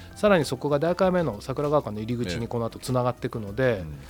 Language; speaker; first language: Japanese; native; Japanese